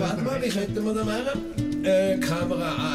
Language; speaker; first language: German; native; German